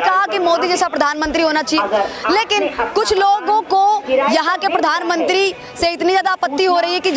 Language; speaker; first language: Hindi; native; Hindi